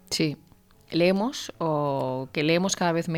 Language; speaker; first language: Spanish; native; Spanish